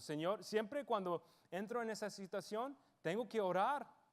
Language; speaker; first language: Spanish; early bilingual, heritage; English